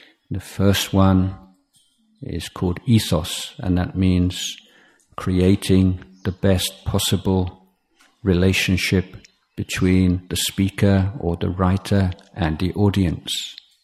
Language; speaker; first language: English; native; English